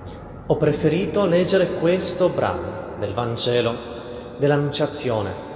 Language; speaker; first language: Italian; non-native, fluent; Portuguese